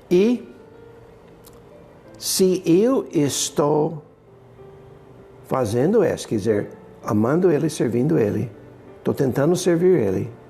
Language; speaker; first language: Portuguese; non-native, fluent; English